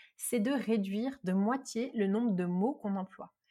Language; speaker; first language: French; native; French